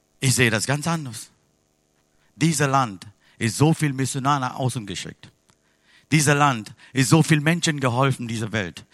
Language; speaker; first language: German; non-native, fluent; Tamil